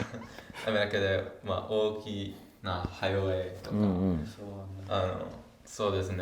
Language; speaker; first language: Japanese; non-native, learner; English